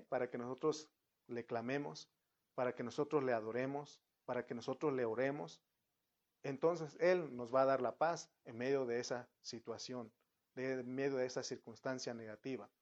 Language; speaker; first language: Spanish; native; Spanish